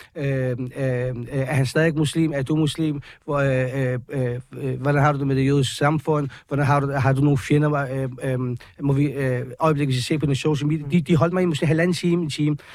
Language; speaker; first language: Danish; early bilingual, other home language; Persian